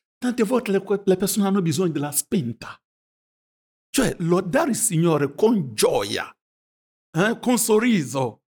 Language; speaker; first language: Italian; non-native, fluent; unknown